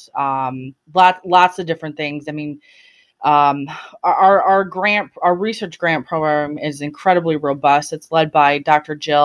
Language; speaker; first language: English; native; English